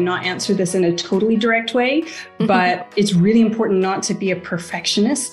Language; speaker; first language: English; native; English